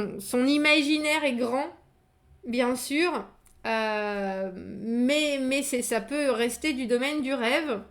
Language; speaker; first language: French; native; French